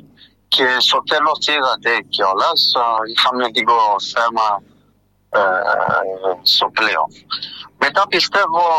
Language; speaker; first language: Greek; non-native, fluent; French